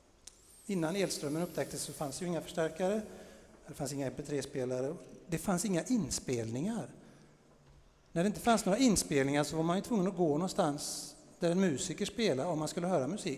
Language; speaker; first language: Swedish; native; Swedish